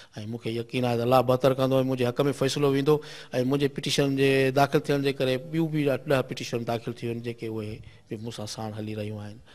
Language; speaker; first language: Sindhi; native; Sindhi